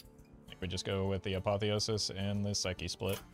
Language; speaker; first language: English; native; English